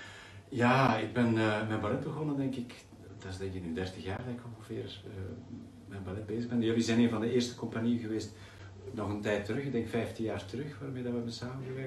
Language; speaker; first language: Dutch; native; Dutch